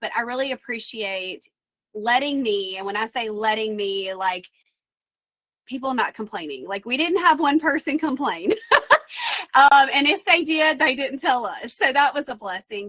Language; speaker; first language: English; native; English